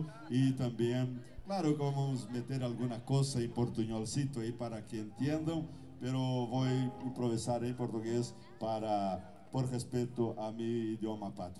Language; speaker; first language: Spanish; non-native, fluent; Portuguese